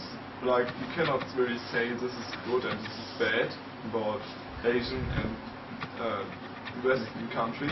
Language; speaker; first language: English; non-native, fluent; German